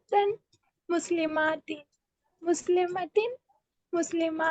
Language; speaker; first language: Arabic; non-native, learner; Urdu